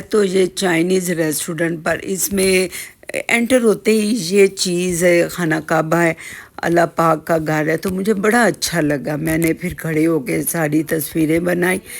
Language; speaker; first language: Urdu; non-native, local second language; Punjabi